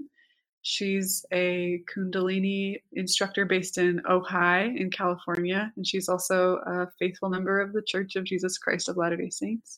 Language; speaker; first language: English; native; English